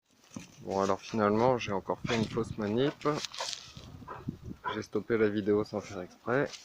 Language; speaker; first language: French; native; French